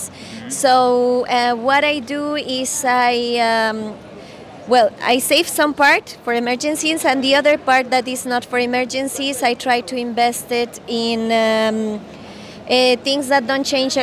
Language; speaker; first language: English; non-native, fluent; Spanish